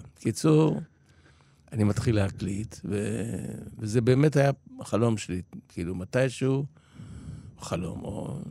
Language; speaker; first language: Hebrew; early bilingual, other home language; Polish